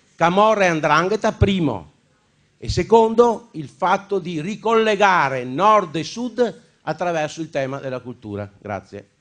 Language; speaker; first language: Italian; native; Italian